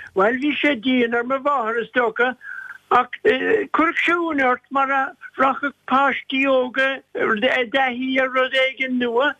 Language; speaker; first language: Irish; native; Irish